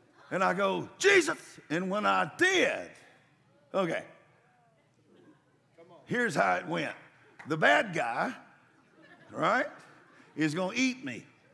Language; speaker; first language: English; native; English